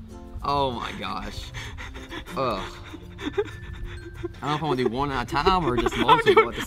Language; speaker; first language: English; native; English